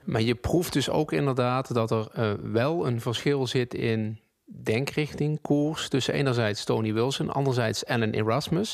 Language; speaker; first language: Dutch; native; Dutch